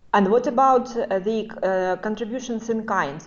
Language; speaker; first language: English; non-native, fluent; Russian